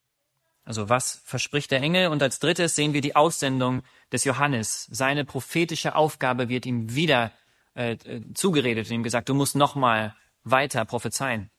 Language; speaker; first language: German; native; German